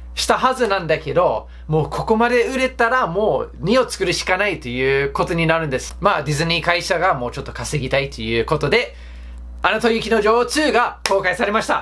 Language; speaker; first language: Japanese; non-native, fluent; English